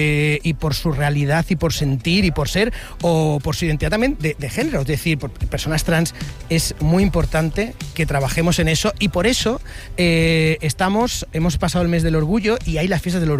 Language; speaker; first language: Spanish; native; Spanish